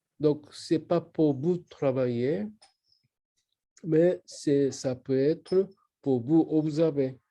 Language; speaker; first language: French; non-native, learner; Japanese